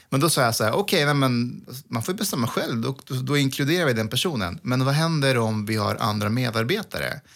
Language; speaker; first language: Swedish; early bilingual, other home language; Persian